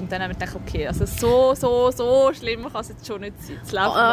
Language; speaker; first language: German; native; German